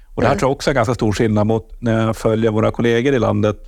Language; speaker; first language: Swedish; native; Swedish